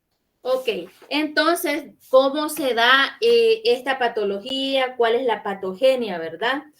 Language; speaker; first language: Spanish; native; Spanish